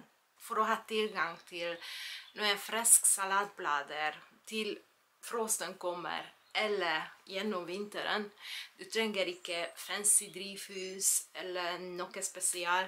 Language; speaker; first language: Norwegian; non-native, fluent; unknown